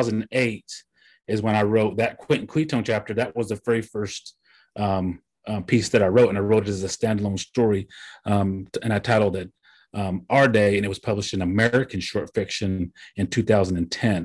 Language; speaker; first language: English; early bilingual, other home language; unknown